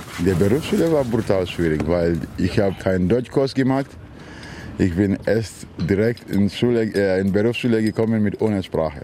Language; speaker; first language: German; non-native, learner; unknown